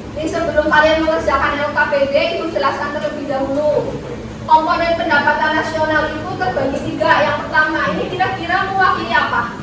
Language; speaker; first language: Indonesian; native; Indonesian